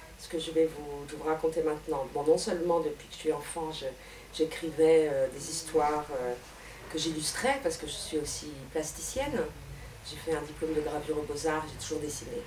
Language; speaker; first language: French; native; French